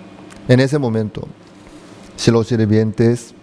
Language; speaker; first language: Spanish; non-native, fluent; Korean